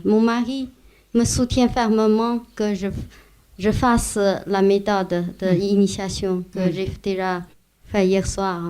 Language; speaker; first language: French; non-native, fluent; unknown